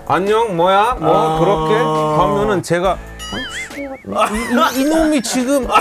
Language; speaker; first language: Korean; non-native, fluent; Turkish